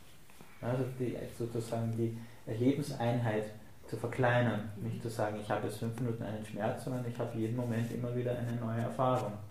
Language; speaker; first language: German; native; German